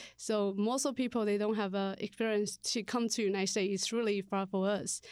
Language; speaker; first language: English; non-native, learner; Chinese